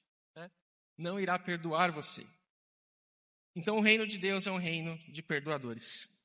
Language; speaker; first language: Portuguese; native; Portuguese